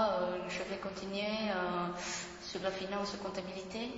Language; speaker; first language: French; non-native, fluent; Vietnamese